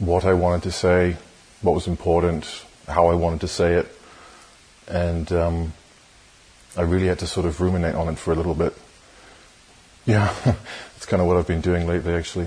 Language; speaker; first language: English; native; English